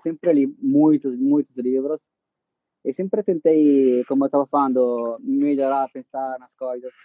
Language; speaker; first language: Portuguese; non-native, fluent; Italian